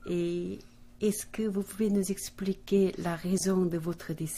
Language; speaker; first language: French; non-native, fluent; Korean